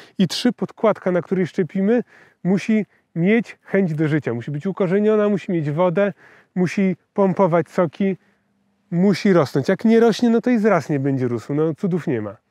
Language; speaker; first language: Polish; native; Polish